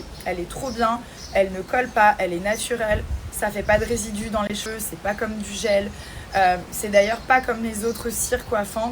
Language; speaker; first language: French; native; French